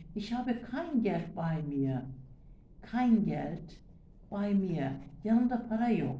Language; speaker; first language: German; non-native, fluent; Turkish